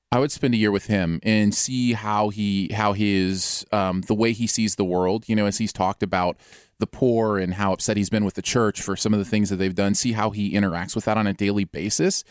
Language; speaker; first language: English; native; English